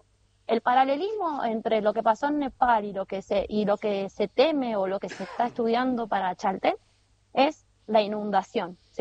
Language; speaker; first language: Spanish; native; Spanish